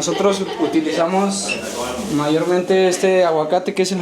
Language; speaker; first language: Spanish; native; Spanish